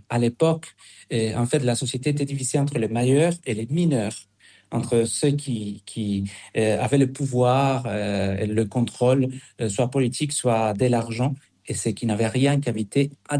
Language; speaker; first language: French; non-native, fluent; Spanish